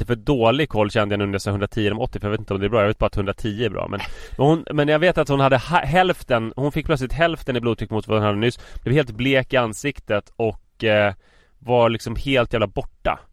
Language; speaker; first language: Swedish; native; Swedish